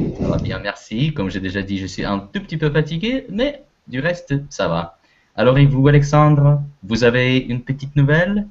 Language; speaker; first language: French; non-native, fluent; Russian